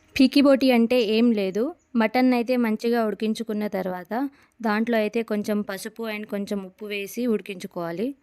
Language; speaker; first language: Telugu; non-native, local second language; Lambadi